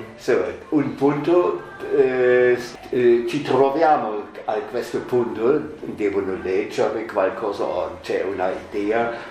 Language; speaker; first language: Italian; non-native, learner; German